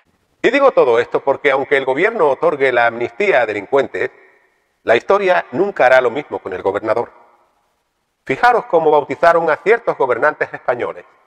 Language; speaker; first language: Spanish; native; Spanish